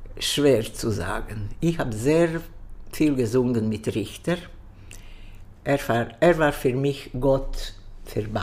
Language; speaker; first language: German; non-native, learner; Croatian